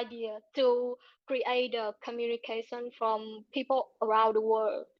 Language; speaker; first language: English; non-native, learner; Vietnamese